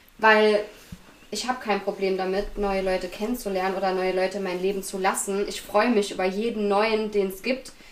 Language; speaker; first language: German; native; German